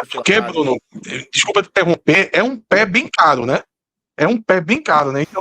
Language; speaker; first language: Portuguese; native; Portuguese